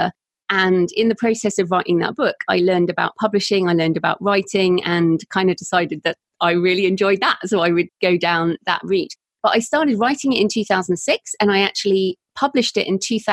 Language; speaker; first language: English; native; English